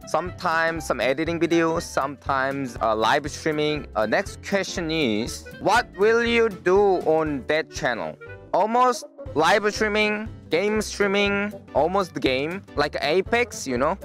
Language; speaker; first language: English; non-native, learner; Korean